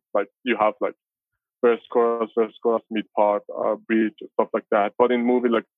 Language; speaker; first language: English; non-native, fluent; Persian